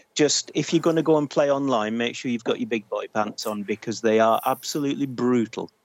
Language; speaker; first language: English; native; English